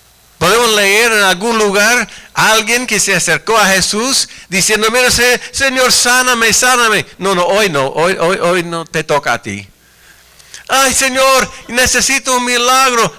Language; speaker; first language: Spanish; non-native, fluent; English